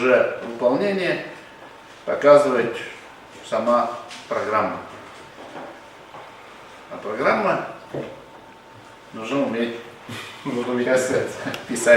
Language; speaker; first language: Russian; non-native, local second language; Tatar